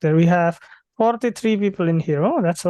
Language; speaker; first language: English; non-native, fluent; Indonesian